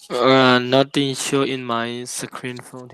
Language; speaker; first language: English; non-native, learner; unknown